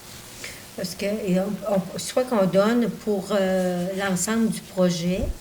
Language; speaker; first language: French; native; French